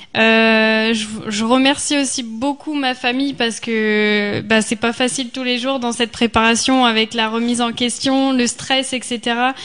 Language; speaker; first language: French; native; French